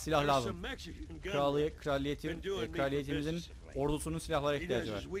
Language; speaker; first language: Turkish; native; Turkish